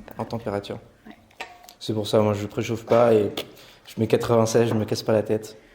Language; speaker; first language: French; native; French